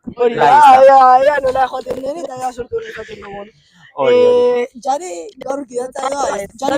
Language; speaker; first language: Basque; native; Basque